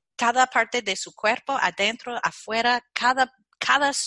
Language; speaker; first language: Spanish; non-native, fluent; English